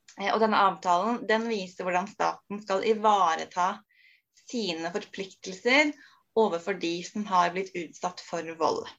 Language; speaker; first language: Norwegian; native; Norwegian